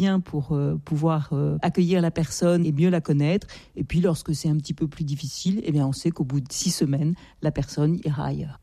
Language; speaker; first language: French; native; French